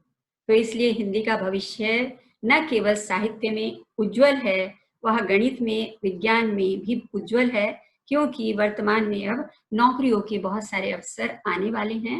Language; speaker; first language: Hindi; native; Hindi